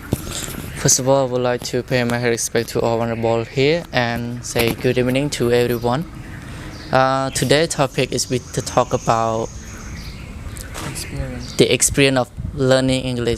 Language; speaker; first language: English; non-native, learner; Khmer